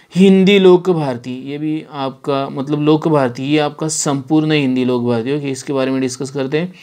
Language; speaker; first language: Hindi; non-native, local second language; Marathi